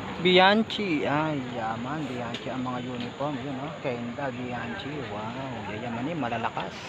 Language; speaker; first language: Filipino; native; Filipino